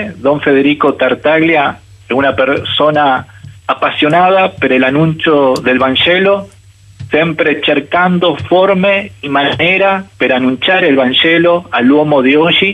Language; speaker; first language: Italian; non-native, fluent; Spanish